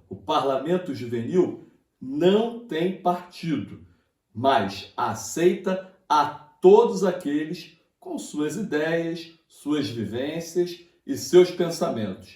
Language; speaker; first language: Portuguese; native; Portuguese